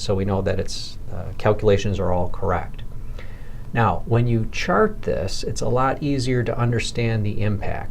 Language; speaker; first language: English; native; English